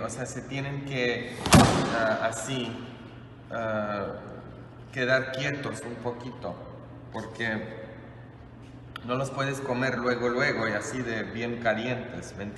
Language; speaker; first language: Spanish; non-native, fluent; English